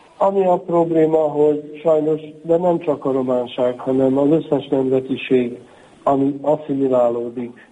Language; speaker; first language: Hungarian; non-native, local second language; Romanian